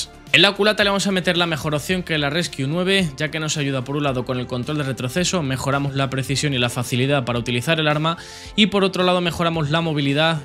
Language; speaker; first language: Spanish; native; Spanish